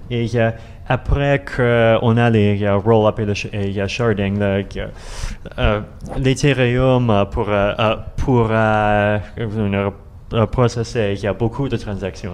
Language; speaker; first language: French; non-native, learner; Russian